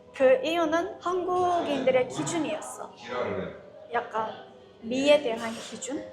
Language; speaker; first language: Korean; non-native, fluent; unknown